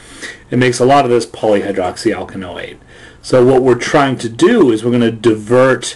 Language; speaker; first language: English; native; English